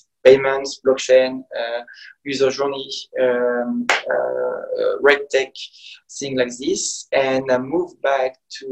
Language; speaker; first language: English; non-native, fluent; French